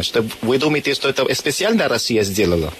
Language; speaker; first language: Russian; non-native, learner; Spanish